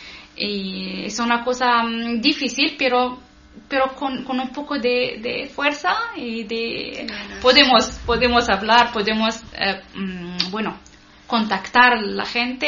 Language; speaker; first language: Spanish; non-native, learner; Arabic